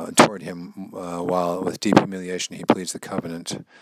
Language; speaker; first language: English; native; English